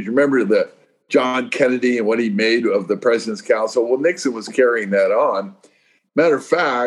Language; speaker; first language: English; native; English